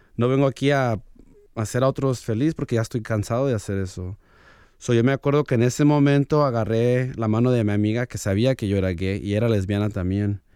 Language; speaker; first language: Spanish; early bilingual, heritage; Spanish